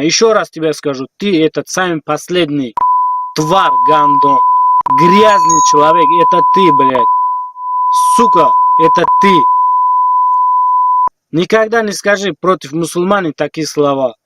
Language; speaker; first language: Russian; non-native, learner; Tajik